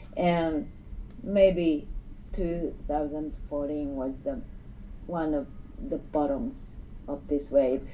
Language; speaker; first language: English; non-native, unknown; Japanese